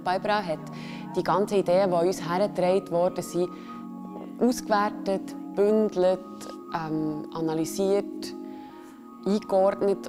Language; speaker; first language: German; native; German